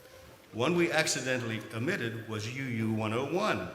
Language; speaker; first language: English; native; English